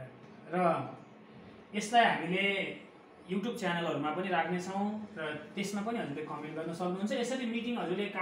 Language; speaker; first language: Nepali; native; Nepali